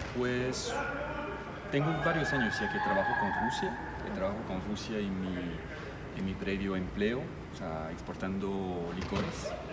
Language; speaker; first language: Spanish; non-native, fluent; French